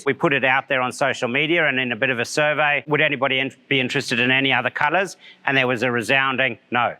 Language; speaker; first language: English; native; English